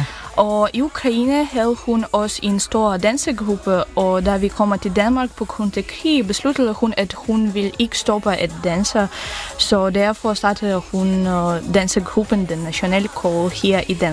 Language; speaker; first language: Danish; non-native, learner; Ukrainian